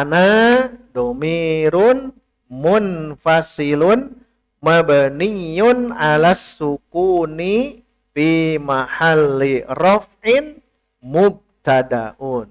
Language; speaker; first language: Arabic; non-native, fluent; Sundanese